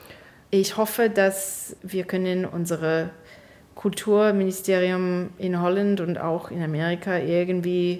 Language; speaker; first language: German; non-native, fluent; English